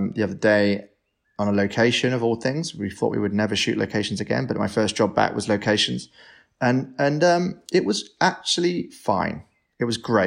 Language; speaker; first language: English; native; English